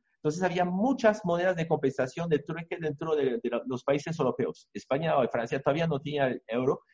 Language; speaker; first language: Spanish; non-native, fluent; French